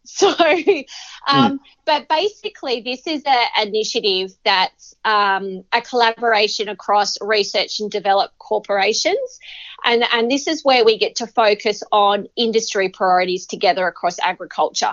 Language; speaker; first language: English; native; English